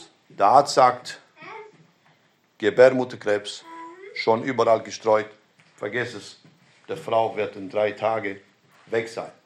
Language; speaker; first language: German; non-native, fluent; Romanian